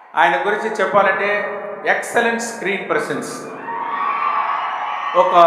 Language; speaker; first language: Telugu; non-native, learner; Tamil